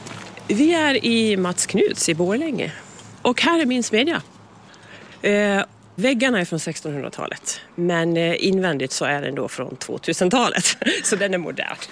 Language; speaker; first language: Swedish; native; Swedish